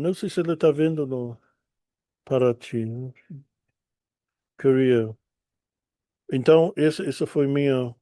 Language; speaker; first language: Portuguese; non-native, fluent; English